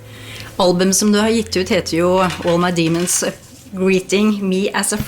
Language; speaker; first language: Norwegian; native; Norwegian